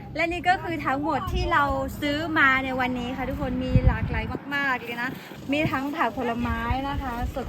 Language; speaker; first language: Thai; non-native, local second language; Karen languages